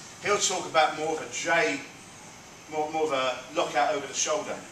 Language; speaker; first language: English; native; English